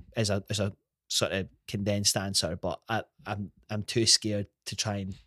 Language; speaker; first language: English; native; English